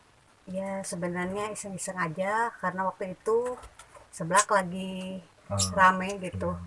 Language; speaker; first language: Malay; non-native, local second language; Sundanese